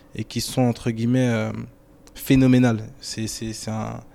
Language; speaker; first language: French; native; French